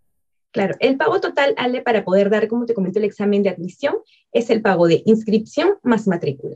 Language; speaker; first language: Spanish; native; Spanish